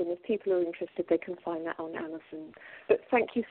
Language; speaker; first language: English; native; English